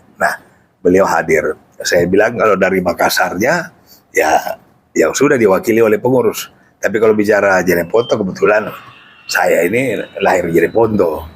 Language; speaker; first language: Indonesian; native; Indonesian